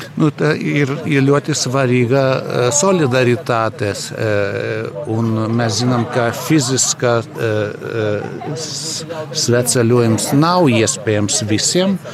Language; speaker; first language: Latvian; non-native, learner; Lithuanian